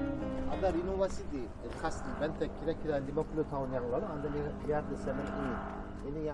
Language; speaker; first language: Indonesian; non-native, learner; Turkish